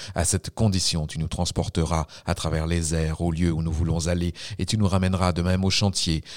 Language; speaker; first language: French; native; French